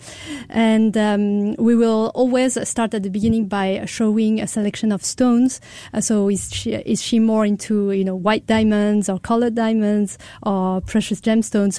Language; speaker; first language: English; non-native, fluent; French